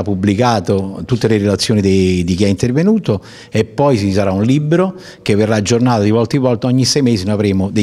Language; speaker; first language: Italian; native; Italian